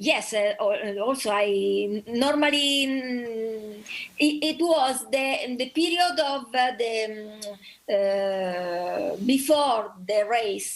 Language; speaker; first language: English; non-native, learner; Italian